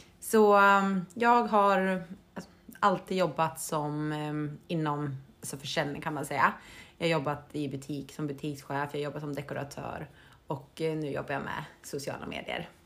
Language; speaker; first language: Swedish; native; Swedish